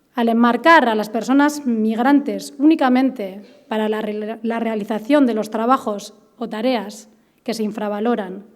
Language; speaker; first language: Spanish; native; Spanish